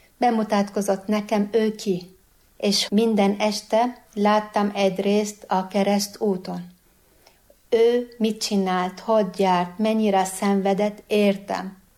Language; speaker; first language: Hungarian; non-native, fluent; Arabic